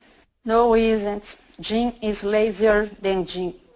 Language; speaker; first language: English; non-native, learner; Portuguese